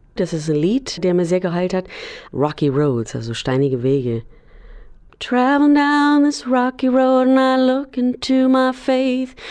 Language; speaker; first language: German; non-native, fluent; English